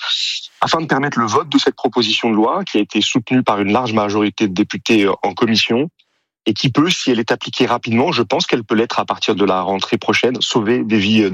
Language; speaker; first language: French; native; French